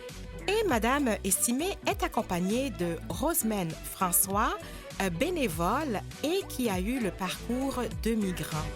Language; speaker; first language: French; native; French